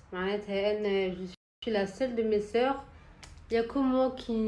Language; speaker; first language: Arabic; early bilingual, other home language; French